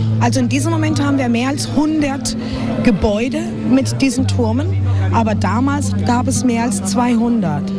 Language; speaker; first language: German; non-native, fluent; Spanish